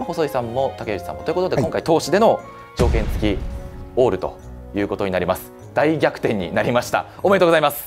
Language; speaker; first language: Japanese; native; Japanese